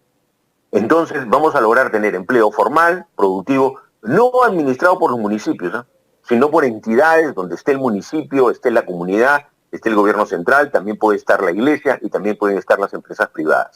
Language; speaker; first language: Spanish; native; Spanish